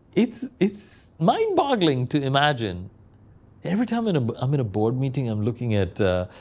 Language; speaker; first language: English; non-native, local second language; Malayalam